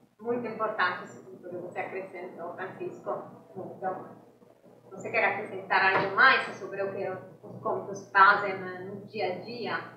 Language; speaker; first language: Portuguese; non-native, fluent; Italian